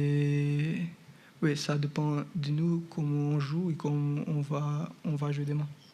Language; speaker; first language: French; non-native, fluent; Portuguese